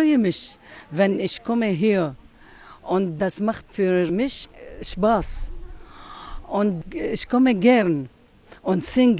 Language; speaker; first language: German; non-native, learner; Arabic